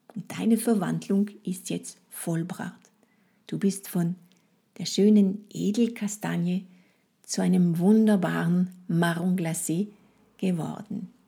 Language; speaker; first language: German; non-native, fluent; French